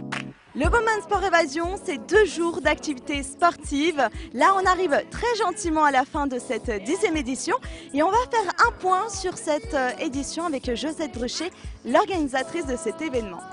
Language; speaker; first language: French; native; French